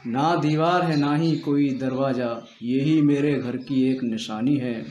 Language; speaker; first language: Hindi; native; Hindi